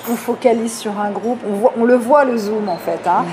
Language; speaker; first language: French; native; French